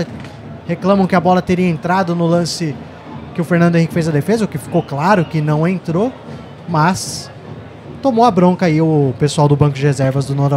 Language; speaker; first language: Portuguese; native; Portuguese